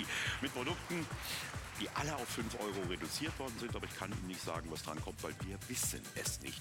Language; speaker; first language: German; native; German